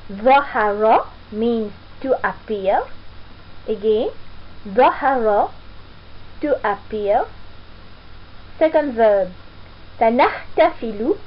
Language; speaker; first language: English; non-native, fluent; French